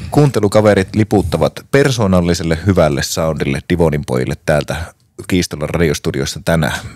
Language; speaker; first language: Finnish; native; Finnish